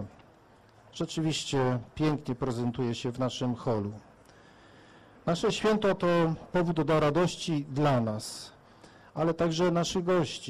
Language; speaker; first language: Polish; native; Polish